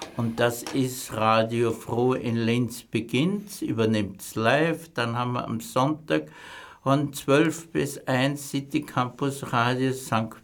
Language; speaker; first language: German; native; German